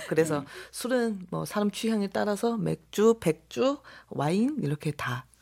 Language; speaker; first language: Korean; non-native, fluent; Chinese